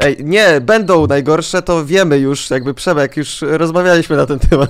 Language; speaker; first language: Polish; native; Polish